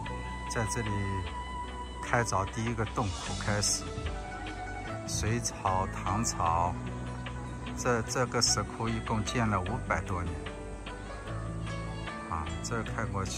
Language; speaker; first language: Chinese; native; Chinese